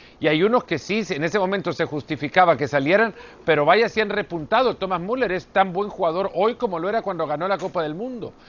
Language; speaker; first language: Spanish; native; Spanish